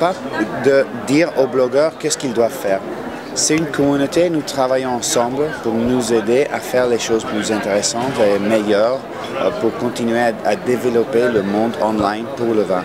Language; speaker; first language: French; non-native, fluent; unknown